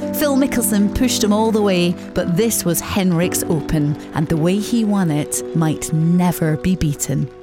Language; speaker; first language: English; native; English